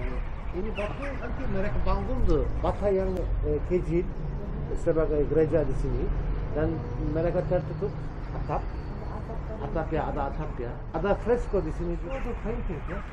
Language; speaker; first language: Indonesian; non-native, learner; Turkish